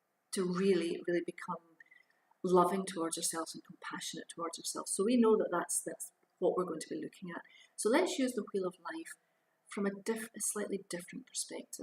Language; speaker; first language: English; native; English